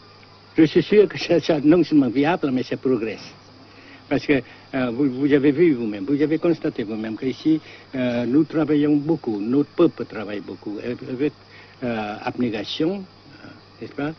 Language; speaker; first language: French; non-native, local second language; Vietnamese